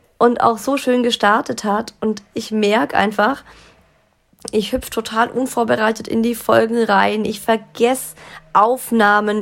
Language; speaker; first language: German; native; German